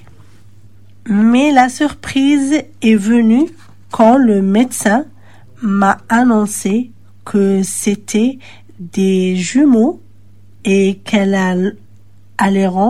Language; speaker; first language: French; non-native, local second language; Arabic